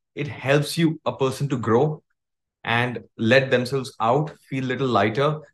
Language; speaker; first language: English; non-native, local second language; Hindi